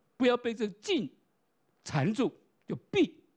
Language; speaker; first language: Chinese; non-native, local second language; Hakka Chinese